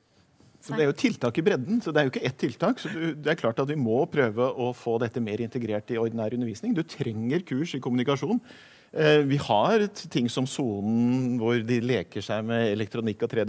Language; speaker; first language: Norwegian; native; Norwegian